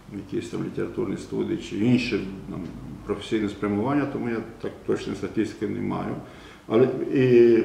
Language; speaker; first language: Ukrainian; non-native, local second language; Romanian